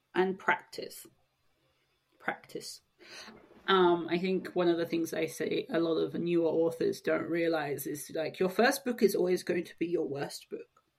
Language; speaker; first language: English; native; English